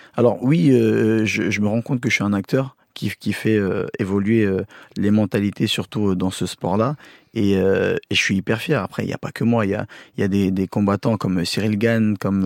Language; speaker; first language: French; early bilingual, other home language; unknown